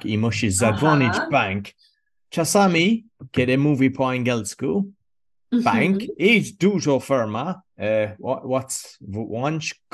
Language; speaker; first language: Polish; non-native, learner; English